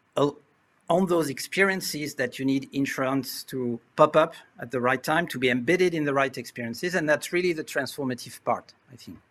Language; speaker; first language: English; non-native, fluent; French